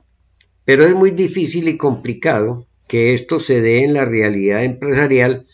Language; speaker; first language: Spanish; native; Spanish